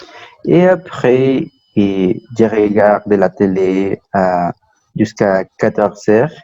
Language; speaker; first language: French; non-native, learner; Spanish